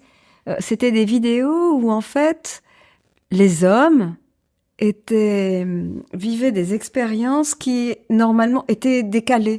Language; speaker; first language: French; native; French